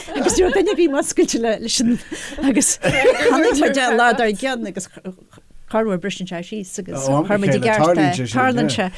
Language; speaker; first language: Irish; native; Irish